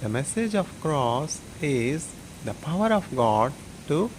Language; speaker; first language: English; non-native, local second language; Telugu